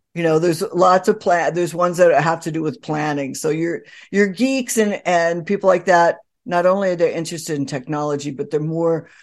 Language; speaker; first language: English; native; English